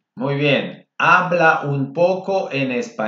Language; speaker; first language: Spanish; non-native, fluent; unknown